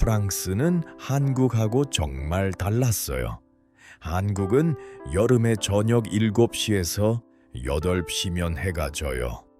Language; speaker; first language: Korean; non-native, learner; Uzbek